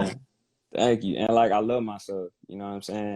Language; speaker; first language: English; native; English